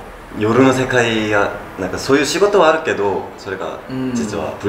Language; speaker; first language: Japanese; non-native, learner; Korean